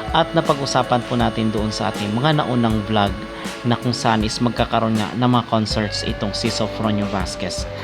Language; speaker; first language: Filipino; native; Filipino